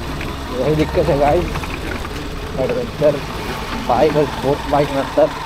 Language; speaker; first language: Hindi; native; Hindi